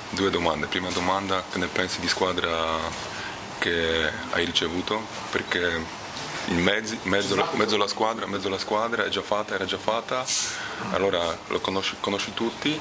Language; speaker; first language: Italian; non-native, fluent; Polish